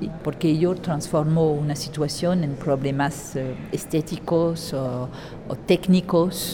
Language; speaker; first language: Spanish; non-native, fluent; French